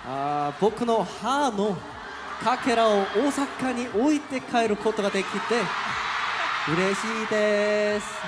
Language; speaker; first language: Japanese; non-native, learner; Korean